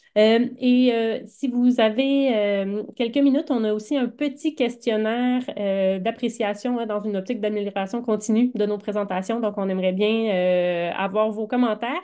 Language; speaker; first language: French; native; French